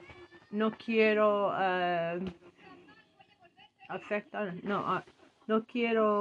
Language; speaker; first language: Spanish; non-native, learner; English